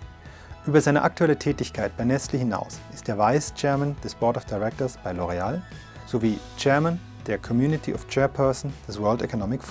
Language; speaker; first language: German; native; German